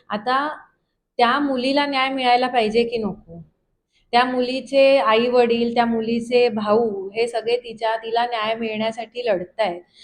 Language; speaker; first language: Marathi; native; Marathi